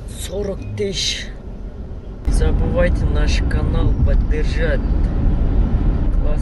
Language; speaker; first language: Russian; non-native, learner; Kyrgyz